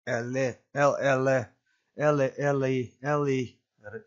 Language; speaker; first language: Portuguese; non-native, learner; Dutch